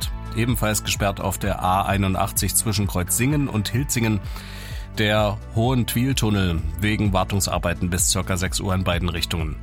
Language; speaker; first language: German; native; German